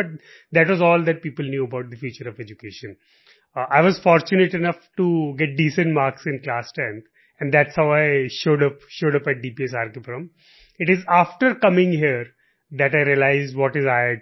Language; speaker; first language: English; non-native, local second language; Punjabi